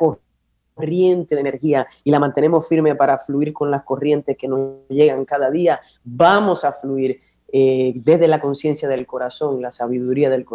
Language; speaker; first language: Spanish; native; Spanish